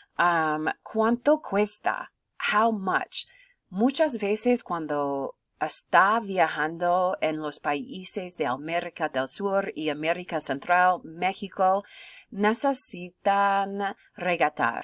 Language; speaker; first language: Spanish; non-native, fluent; English